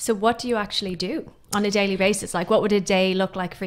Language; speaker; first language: English; native; English